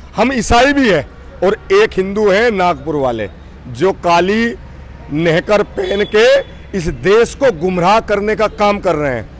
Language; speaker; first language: Hindi; native; Hindi